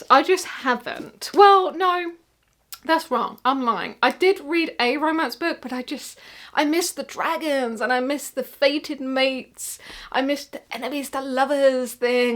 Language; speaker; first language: English; native; English